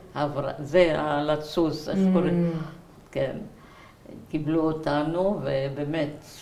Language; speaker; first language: Hebrew; early bilingual, other home language; Arabic